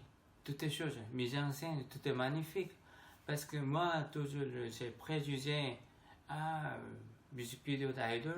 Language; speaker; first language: French; non-native, learner; Korean